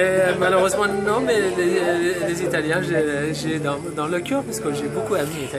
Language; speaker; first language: French; non-native, fluent; Persian